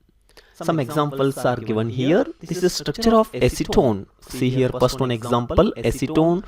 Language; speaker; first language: English; non-native, local second language; Kannada